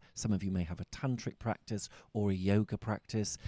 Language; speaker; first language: English; native; English